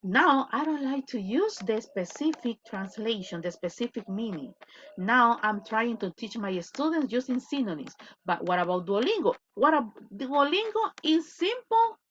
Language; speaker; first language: English; non-native, fluent; Spanish